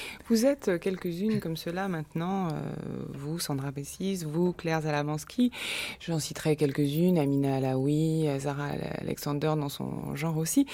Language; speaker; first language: French; native; French